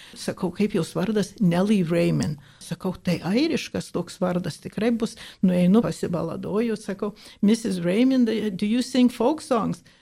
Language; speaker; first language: Lithuanian; early bilingual, heritage; Lithuanian